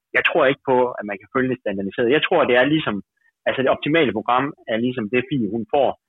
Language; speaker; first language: Danish; native; Danish